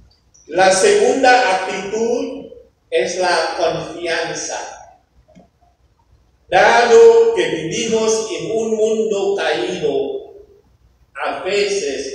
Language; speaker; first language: Spanish; non-native, fluent; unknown